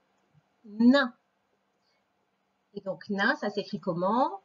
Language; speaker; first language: French; native; French